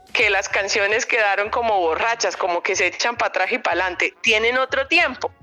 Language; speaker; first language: Spanish; native; Spanish